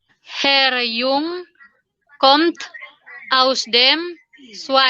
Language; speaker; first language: German; non-native, learner; Indonesian